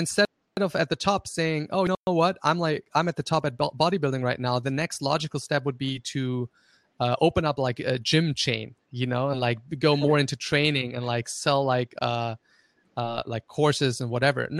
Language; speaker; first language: English; non-native, fluent; German